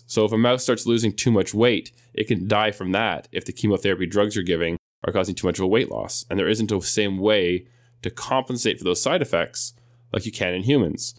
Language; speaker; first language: English; native; English